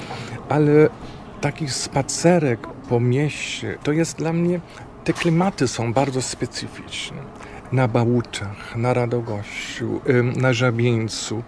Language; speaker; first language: Polish; non-native, fluent; German